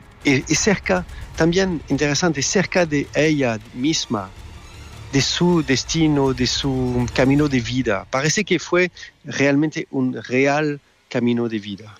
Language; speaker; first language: Spanish; non-native, fluent; French